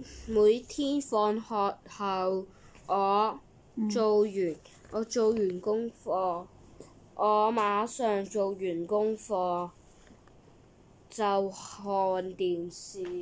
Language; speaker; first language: Chinese; non-native, learner; English